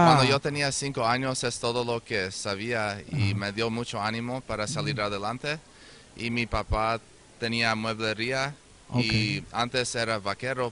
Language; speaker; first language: Spanish; early bilingual, heritage; Spanish